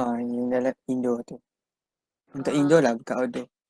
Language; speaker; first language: Malay; native; Malay